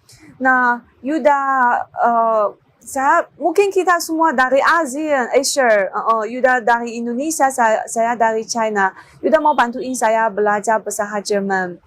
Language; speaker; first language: Indonesian; non-native, learner; Chinese